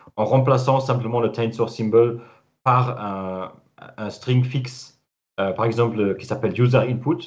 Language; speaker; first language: French; non-native, fluent; German